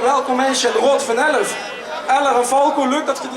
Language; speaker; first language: Dutch; non-native, local second language; Limburgish